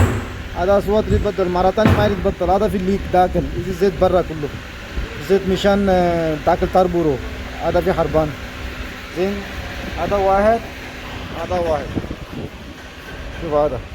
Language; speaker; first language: Arabic; non-native, learner; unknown